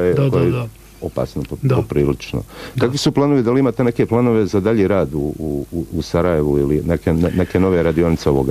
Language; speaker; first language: Bosnian; native; Bosnian